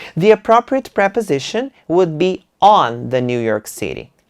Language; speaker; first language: English; non-native, fluent; Portuguese